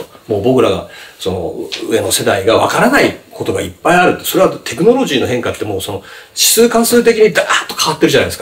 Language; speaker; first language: Japanese; native; Japanese